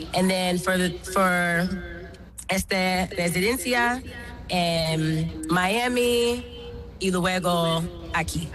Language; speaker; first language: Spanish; non-native, learner; English